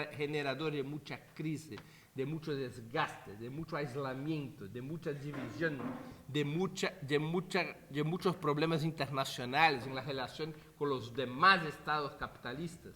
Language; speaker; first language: Spanish; non-native, fluent; Portuguese